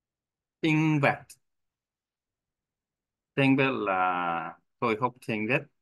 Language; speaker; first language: Vietnamese; non-native, learner; Korean